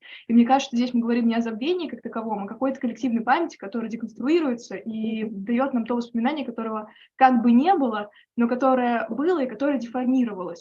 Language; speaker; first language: Russian; native; Russian